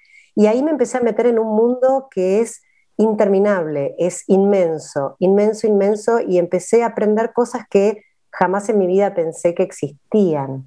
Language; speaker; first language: Spanish; native; Spanish